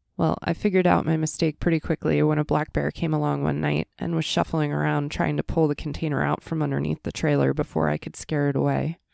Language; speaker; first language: English; native; English